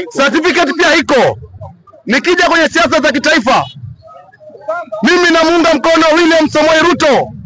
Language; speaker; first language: Swahili; non-native, local second language; Luyia